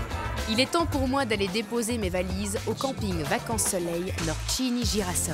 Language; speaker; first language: French; native; French